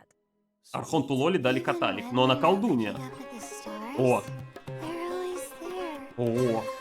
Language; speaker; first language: Russian; native; Russian